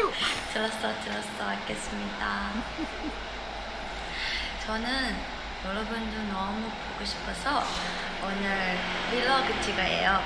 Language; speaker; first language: Korean; non-native, fluent; Chinese